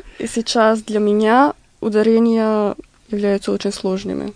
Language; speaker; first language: Russian; non-native, fluent; Macedonian